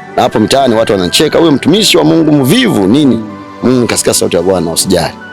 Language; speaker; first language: Swahili; non-native, local second language; Rundi